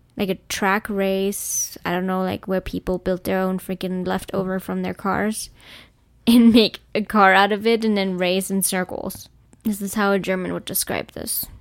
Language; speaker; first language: English; non-native, fluent; German